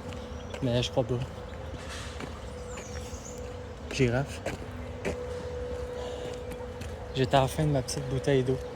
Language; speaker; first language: French; native; French